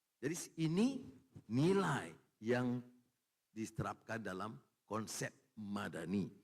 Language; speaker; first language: Malay; native; Malay